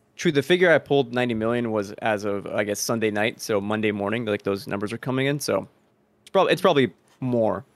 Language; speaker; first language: English; early bilingual, other home language; Spanish